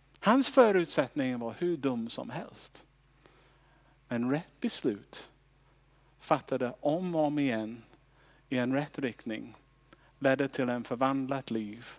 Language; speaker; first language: Swedish; non-native, fluent; English